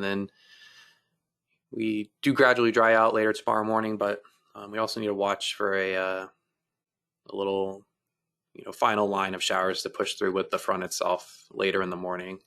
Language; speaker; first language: English; native; English